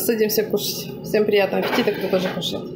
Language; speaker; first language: Russian; native; Russian